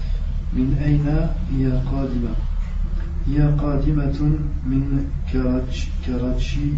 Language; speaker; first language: Arabic; non-native, learner; French